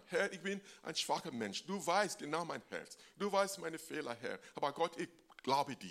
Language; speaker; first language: German; non-native, fluent; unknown